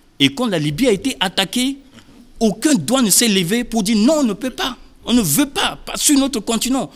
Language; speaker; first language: French; non-native, local second language; Sango